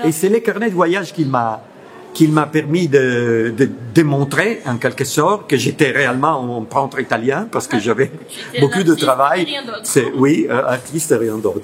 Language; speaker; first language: French; non-native, fluent; Italian